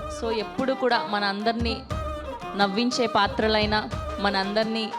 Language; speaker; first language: Telugu; native; Telugu